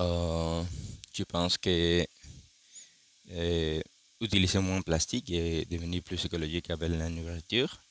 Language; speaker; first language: French; non-native, learner; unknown